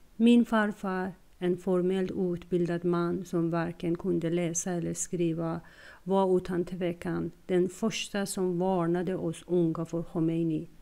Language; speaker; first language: Swedish; non-native, fluent; Persian